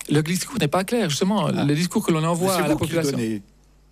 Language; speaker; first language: French; native; French